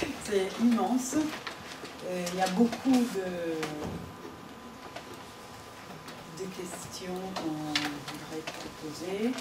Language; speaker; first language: French; non-native, fluent; Italian